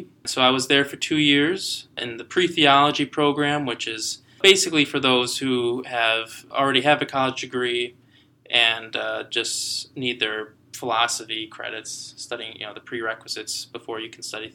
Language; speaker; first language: English; native; English